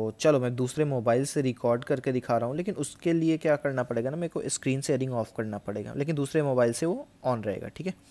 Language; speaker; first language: Hindi; native; Hindi